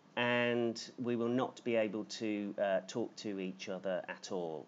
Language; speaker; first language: English; native; English